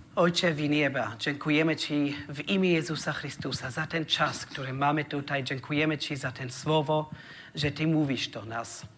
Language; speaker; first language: Polish; non-native, learner; German